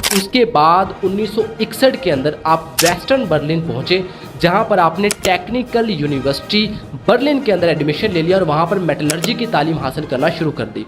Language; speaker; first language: Urdu; non-native, local second language; Sindhi